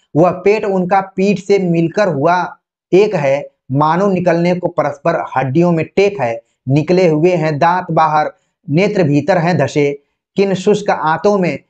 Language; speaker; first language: Hindi; native; Hindi